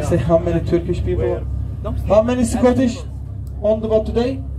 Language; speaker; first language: English; non-native, fluent; Turkish